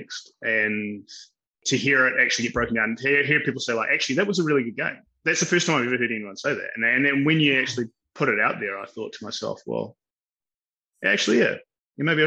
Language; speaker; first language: English; native; English